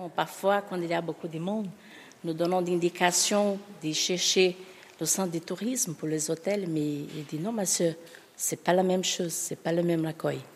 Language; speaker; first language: French; non-native, fluent; Portuguese